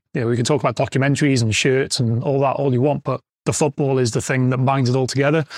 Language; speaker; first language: English; native; English